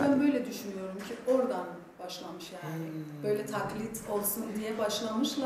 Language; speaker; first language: Turkish; non-native, fluent; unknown